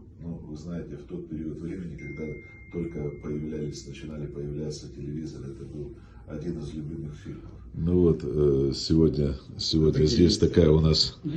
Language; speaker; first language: Russian; native; Russian